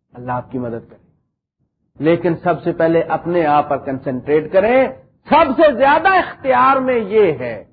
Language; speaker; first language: Urdu; non-native, local second language; Punjabi